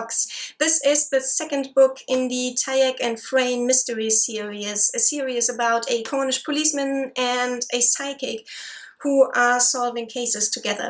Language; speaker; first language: English; non-native, fluent; German